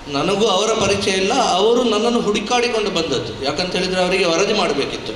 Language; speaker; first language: Kannada; non-native, local second language; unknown